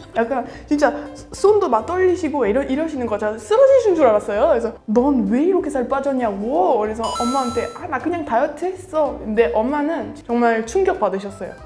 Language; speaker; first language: Korean; non-native, fluent; French